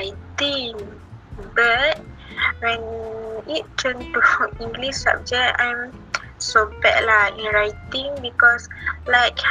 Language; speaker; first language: English; non-native, learner; Malay